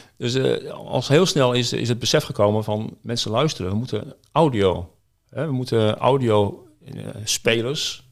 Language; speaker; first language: Dutch; native; Dutch